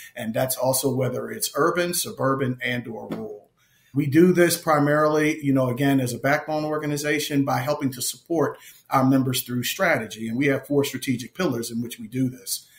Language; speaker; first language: English; native; English